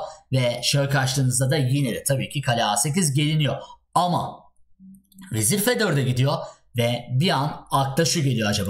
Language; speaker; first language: Turkish; native; Turkish